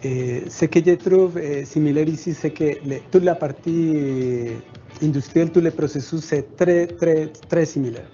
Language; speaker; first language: French; non-native, fluent; Spanish